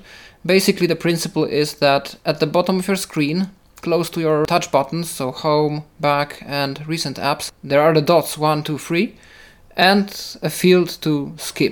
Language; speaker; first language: English; non-native, fluent; Polish